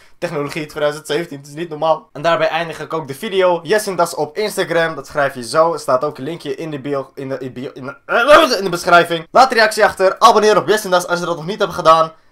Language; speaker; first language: Dutch; early bilingual, other home language; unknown